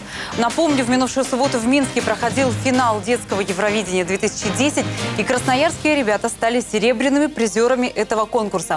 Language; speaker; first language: Russian; native; Russian